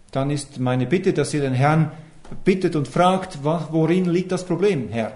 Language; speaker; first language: German; native; German